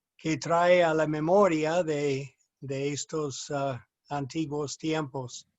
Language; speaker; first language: Spanish; non-native, fluent; English